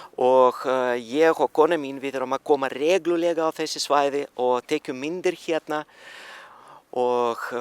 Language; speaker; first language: Icelandic; non-native, learner; Norwegian